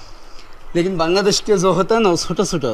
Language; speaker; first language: Hindi; non-native, learner; Bangla